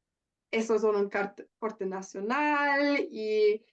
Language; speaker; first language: Spanish; non-native, learner; German